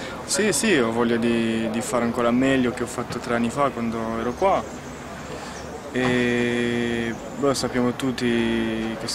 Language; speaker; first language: Italian; non-native, fluent; French